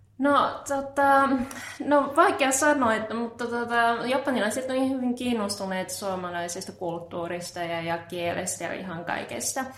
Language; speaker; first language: Finnish; non-native, fluent; Japanese